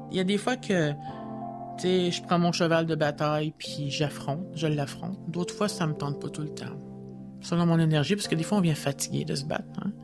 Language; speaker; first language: French; native; French